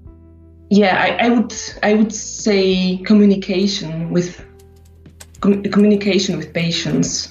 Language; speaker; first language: English; non-native, fluent; Slovak